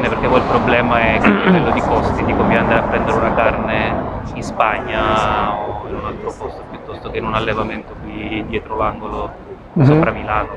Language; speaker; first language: Italian; native; Italian